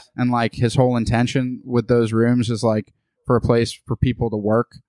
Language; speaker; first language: English; native; English